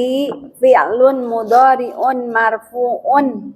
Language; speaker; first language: Arabic; non-native, fluent; Indonesian